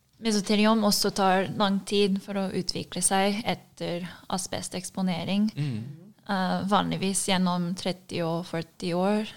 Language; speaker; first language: Norwegian; non-native, fluent; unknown